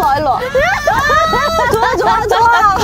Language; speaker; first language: Korean; native; Korean